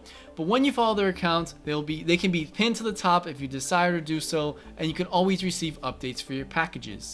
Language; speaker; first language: English; native; English